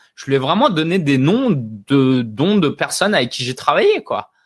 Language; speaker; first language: French; native; French